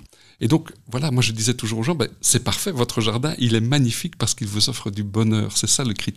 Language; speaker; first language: French; native; French